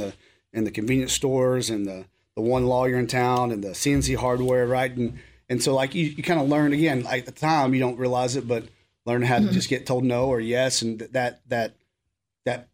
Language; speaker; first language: English; native; English